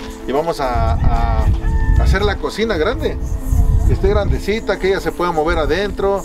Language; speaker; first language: Spanish; native; Spanish